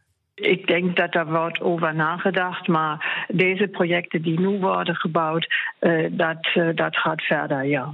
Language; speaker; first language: Dutch; non-native, fluent; German